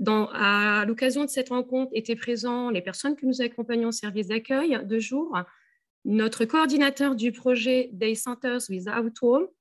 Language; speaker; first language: French; native; French